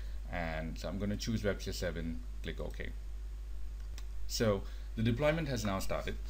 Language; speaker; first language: English; native; English